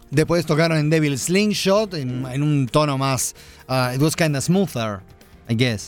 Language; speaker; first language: Spanish; native; Spanish